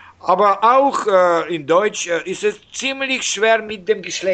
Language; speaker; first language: German; non-native, learner; Russian